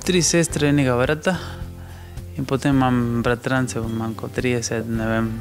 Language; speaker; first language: Slovenian; non-native, learner; Spanish